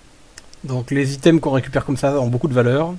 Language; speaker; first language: French; native; French